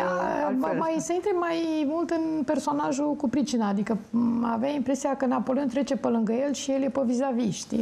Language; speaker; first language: Romanian; native; Romanian